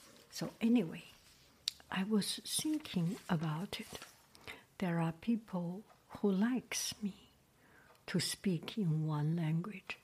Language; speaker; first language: English; non-native, fluent; Chinese